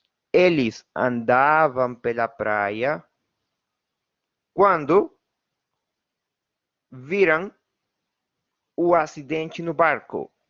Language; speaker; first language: Portuguese; non-native, fluent; Spanish